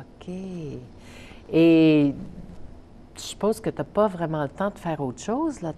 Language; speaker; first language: French; native; French